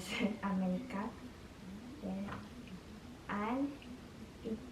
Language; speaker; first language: English; non-native, learner; Japanese